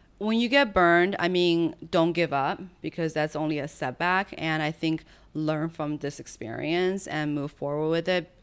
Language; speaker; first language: English; early bilingual, other home language; Chinese